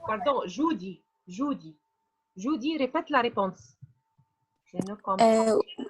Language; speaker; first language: French; non-native, fluent; Arabic